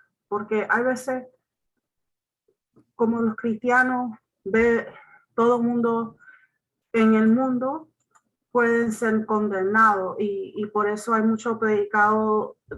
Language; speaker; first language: Spanish; non-native, learner; English